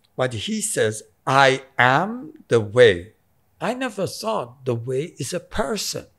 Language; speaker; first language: English; non-native, local second language; Persian